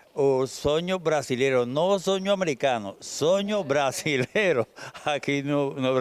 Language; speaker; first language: Portuguese; non-native, learner; Spanish